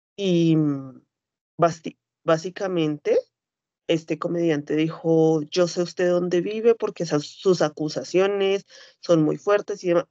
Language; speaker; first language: Spanish; native; Spanish